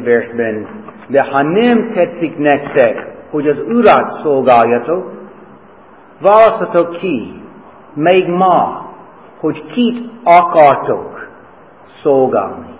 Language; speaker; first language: Hungarian; non-native, fluent; English